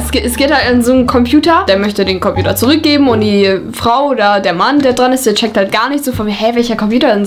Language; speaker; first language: German; native; German